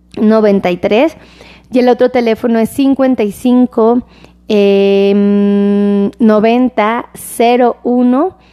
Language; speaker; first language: Spanish; native; Spanish